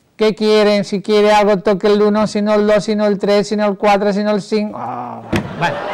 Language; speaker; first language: Spanish; non-native, local second language; Catalan